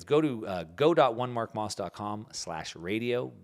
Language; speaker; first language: English; native; English